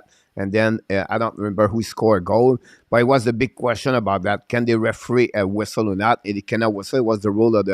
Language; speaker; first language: English; non-native, local second language; French